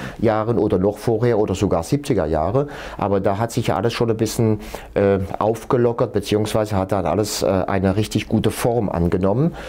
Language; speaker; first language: German; non-native, local second language; French